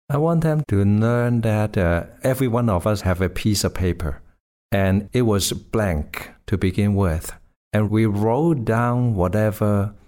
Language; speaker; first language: English; non-native, local second language; Cantonese